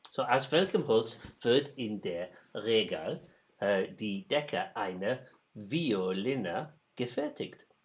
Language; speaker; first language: German; non-native, learner; English